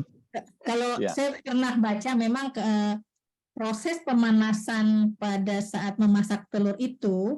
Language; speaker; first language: Malay; native; Malay